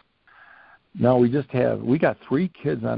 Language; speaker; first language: English; native; English